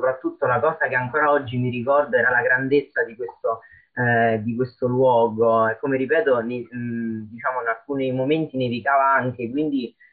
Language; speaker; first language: Italian; native; Italian